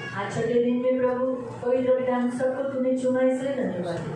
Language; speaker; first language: Hindi; non-native, local second language; Marathi